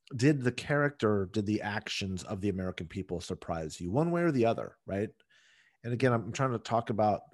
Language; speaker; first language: English; native; English